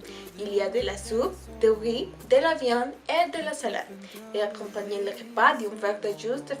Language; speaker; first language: French; non-native, learner; Spanish